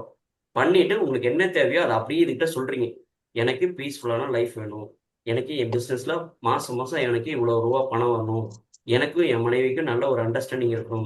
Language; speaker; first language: Tamil; native; Tamil